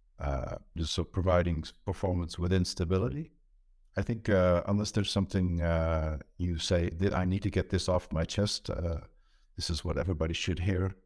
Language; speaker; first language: English; non-native, fluent; Dutch